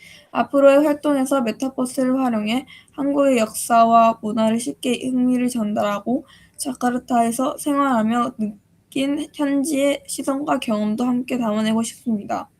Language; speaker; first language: Korean; early bilingual, heritage; Korean